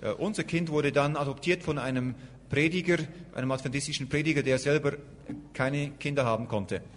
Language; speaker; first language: German; native; German